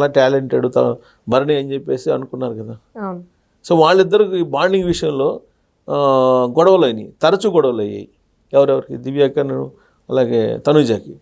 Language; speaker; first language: Telugu; native; Telugu